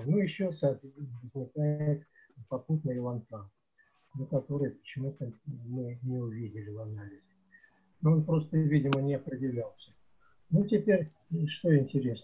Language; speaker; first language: Russian; native; Russian